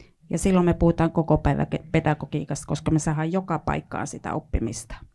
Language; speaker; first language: Finnish; native; Finnish